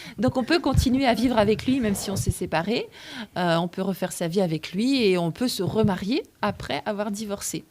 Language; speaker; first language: French; native; French